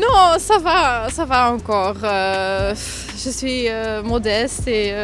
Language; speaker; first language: French; non-native, local second language; Dutch